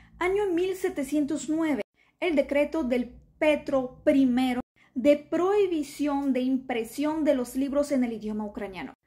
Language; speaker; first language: Spanish; non-native, fluent; Ukrainian